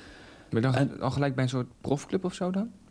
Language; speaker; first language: Dutch; native; Dutch